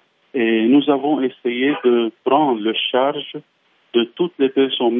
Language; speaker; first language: French; non-native, fluent; Arabic